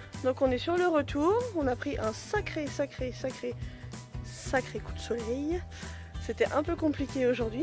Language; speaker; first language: French; native; French